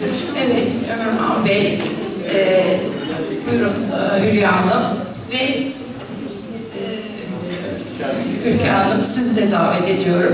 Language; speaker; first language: Turkish; native; Turkish